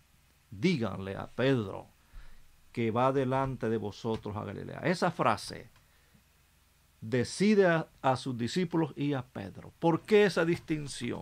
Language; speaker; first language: Spanish; native; Spanish